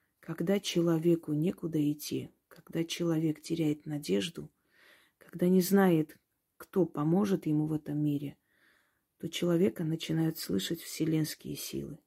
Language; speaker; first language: Russian; non-native, local second language; Armenian